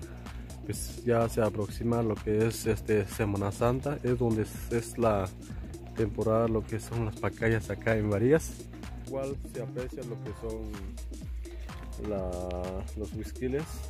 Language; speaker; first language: Spanish; native; Spanish